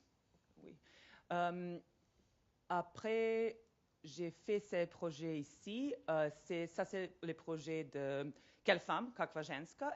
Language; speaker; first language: French; non-native, fluent; Serbian